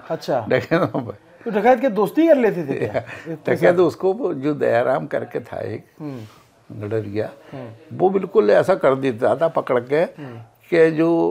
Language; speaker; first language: Hindi; native; Hindi